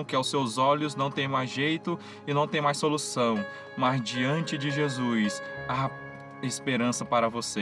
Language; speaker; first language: Portuguese; native; Portuguese